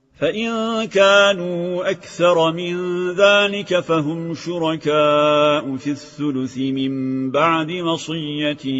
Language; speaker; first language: Arabic; non-native, fluent; Turkish